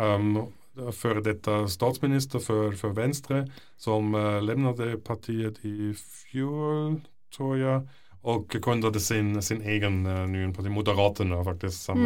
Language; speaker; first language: Norwegian; non-native, fluent; German